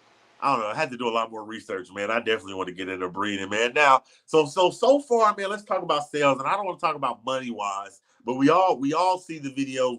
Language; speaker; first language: English; native; English